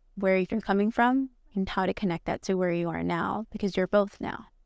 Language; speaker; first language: English; early bilingual, other home language; Spanish